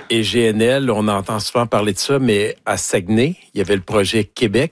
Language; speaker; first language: French; native; French